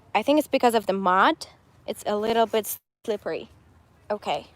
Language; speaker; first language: English; non-native, fluent; Persian